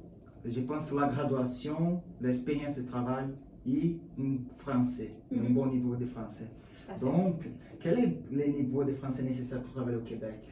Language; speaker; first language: French; non-native, learner; Portuguese